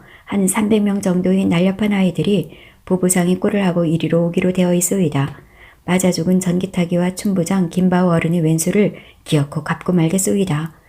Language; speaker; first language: Korean; native; Korean